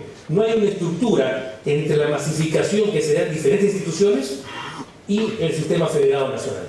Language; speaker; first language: Spanish; native; Spanish